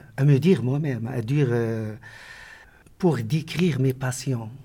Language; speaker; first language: French; non-native, local second language; Arabic